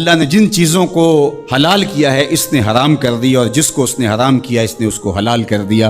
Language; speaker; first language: Urdu; native; Urdu